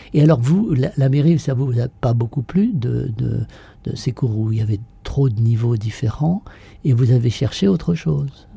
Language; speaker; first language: French; native; French